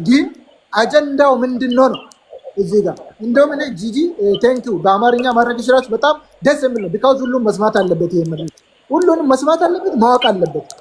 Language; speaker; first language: Amharic; non-native, local second language; Oromo